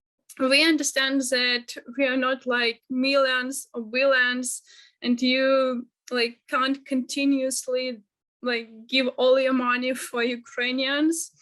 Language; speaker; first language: English; non-native, fluent; Ukrainian